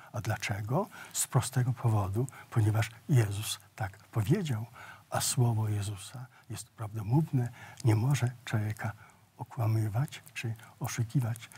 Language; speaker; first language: Polish; native; Polish